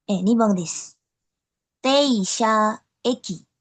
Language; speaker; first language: Japanese; non-native, learner; Indonesian